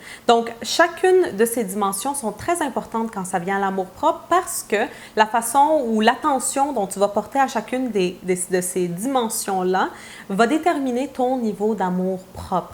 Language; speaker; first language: French; native; French